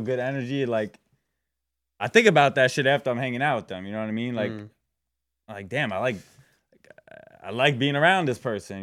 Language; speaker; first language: English; native; English